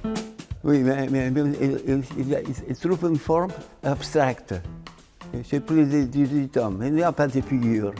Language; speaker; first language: French; non-native, learner; Catalan